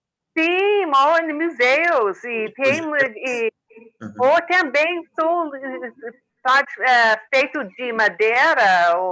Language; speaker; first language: Portuguese; non-native, learner; English